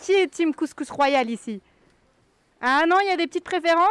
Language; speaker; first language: French; native; French